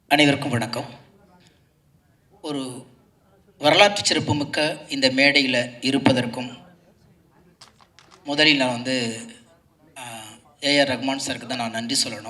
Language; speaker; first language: Tamil; native; Tamil